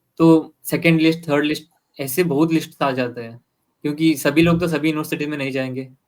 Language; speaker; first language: Hindi; non-native, local second language; Kannada